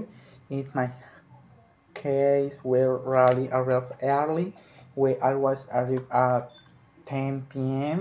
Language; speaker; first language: English; non-native, learner; Spanish